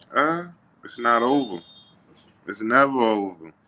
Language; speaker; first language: English; native; English